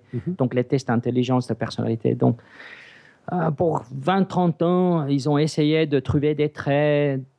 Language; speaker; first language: French; non-native, fluent; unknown